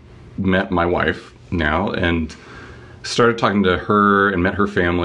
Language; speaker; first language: English; native; English